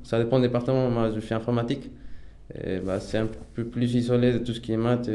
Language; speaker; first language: French; non-native, fluent; Spanish